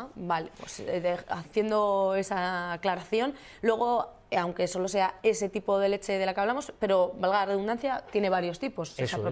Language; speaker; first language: Spanish; native; Spanish